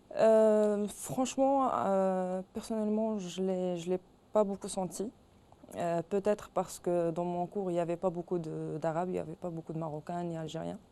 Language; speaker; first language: French; non-native, local second language; Arabic